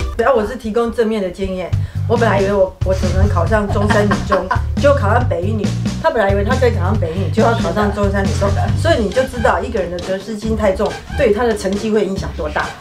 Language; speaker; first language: Chinese; native; Chinese